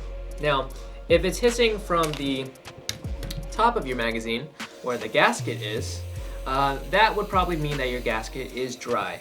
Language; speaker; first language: English; native; English